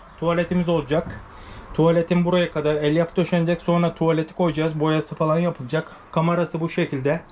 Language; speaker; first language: Turkish; native; Turkish